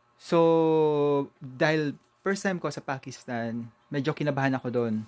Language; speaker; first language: Filipino; native; Filipino